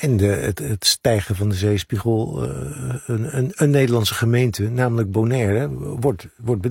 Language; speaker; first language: Dutch; native; Dutch